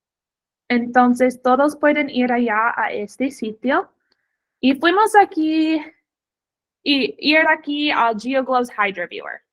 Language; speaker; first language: Spanish; non-native, fluent; English